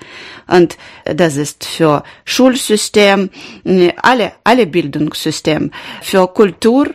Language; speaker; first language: German; non-native, learner; Ukrainian